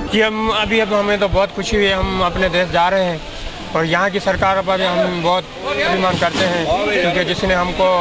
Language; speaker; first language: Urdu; non-native, local second language; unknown